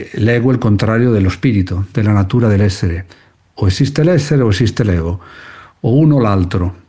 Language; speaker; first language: Italian; non-native, fluent; Spanish